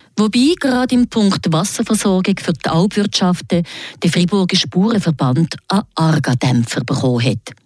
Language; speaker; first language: German; native; German